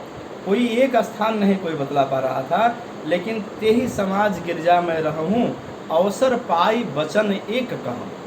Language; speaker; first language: Hindi; native; Hindi